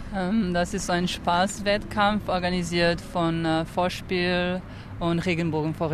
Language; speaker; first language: German; non-native, fluent; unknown